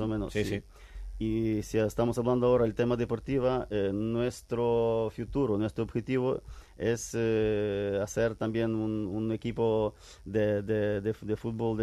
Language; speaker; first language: Spanish; non-native, fluent; Ukrainian